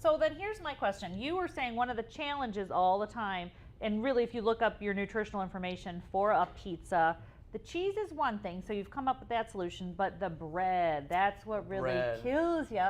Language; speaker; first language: English; native; English